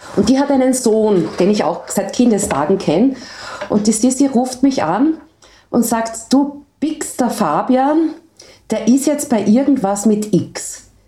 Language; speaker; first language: German; native; German